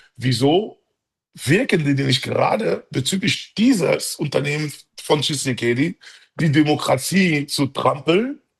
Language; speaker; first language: German; early bilingual, other home language; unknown